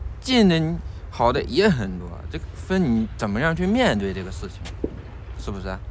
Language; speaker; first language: Chinese; native; Chinese